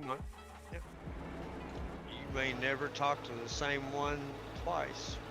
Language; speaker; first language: English; native; English